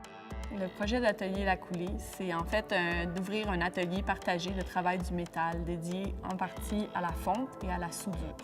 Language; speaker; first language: French; native; French